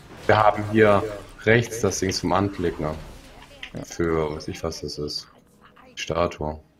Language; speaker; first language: German; native; German